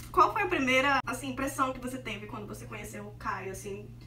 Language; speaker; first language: Portuguese; native; Portuguese